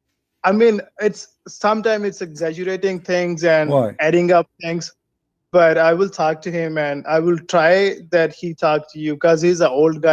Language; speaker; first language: English; non-native, fluent; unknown